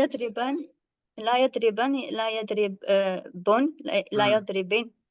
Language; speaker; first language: Arabic; non-native, learner; English